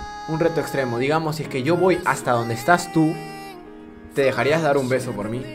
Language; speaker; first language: Spanish; native; Spanish